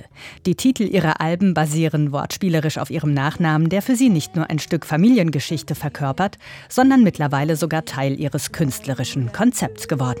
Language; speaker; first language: German; native; German